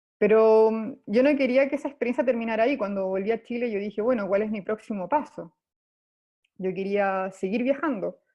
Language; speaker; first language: Spanish; native; Spanish